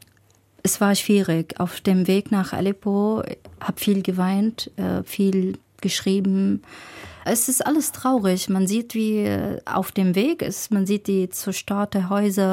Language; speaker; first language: German; non-native, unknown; Arabic